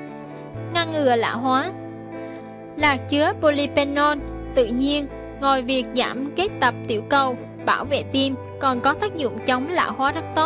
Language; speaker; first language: Vietnamese; native; Vietnamese